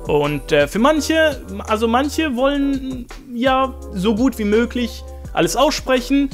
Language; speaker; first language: German; non-native, fluent; Swedish